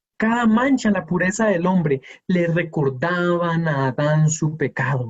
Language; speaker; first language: Spanish; native; Spanish